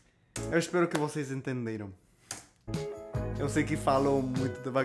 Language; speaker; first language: Portuguese; non-native, learner; Spanish